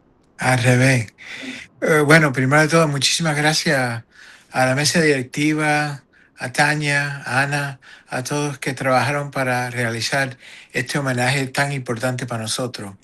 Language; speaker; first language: Spanish; non-native, fluent; English